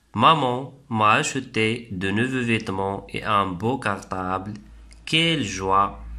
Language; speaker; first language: French; non-native, local second language; Arabic